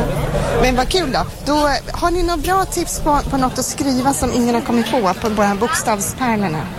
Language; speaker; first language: Swedish; native; Swedish